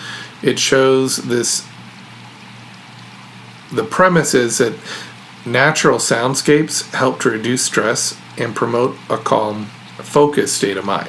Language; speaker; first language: English; native; English